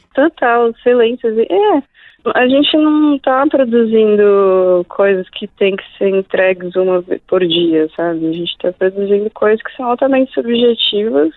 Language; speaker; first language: Portuguese; native; Portuguese